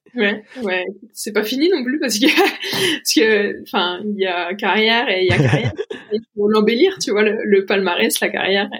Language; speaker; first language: French; native; French